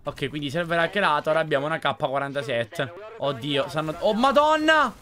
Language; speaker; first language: Italian; native; Italian